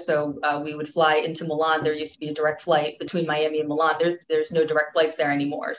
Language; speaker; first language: English; native; English